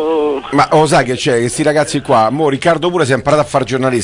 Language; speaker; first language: Italian; native; Italian